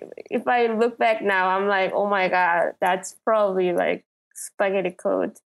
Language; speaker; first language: English; non-native, fluent; Korean